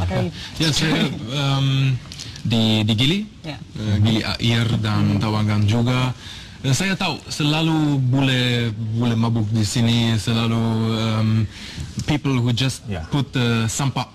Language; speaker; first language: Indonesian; non-native, learner; German